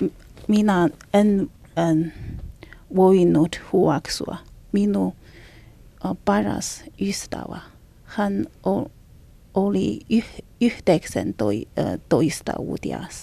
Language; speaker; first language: Finnish; non-native, learner; Chinese